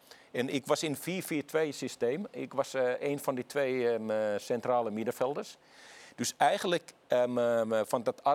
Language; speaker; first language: Dutch; non-native, fluent; Finnish